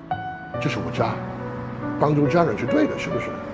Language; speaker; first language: Chinese; non-native, learner; English